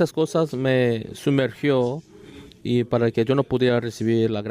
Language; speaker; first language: Spanish; non-native, learner; Korean